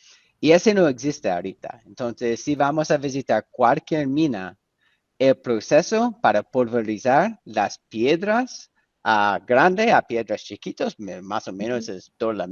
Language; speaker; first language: Spanish; non-native, fluent; English